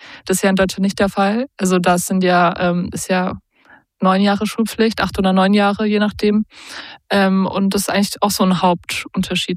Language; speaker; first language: German; native; German